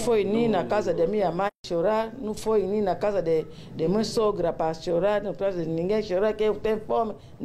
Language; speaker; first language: Portuguese; non-native, local second language; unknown